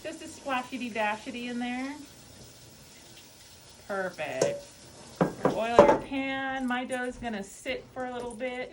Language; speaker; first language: English; native; English